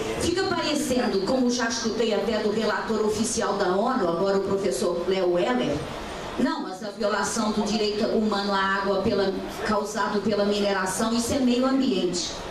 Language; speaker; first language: Portuguese; native; Portuguese